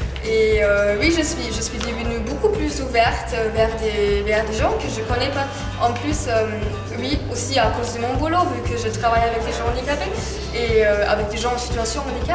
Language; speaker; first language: French; non-native, fluent; German